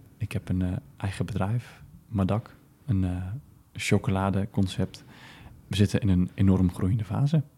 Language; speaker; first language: Dutch; early bilingual, other home language; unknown